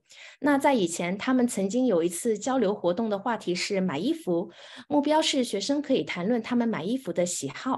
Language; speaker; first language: Chinese; native; Chinese